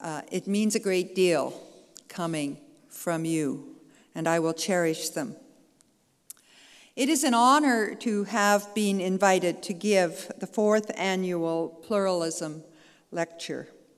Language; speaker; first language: English; native; English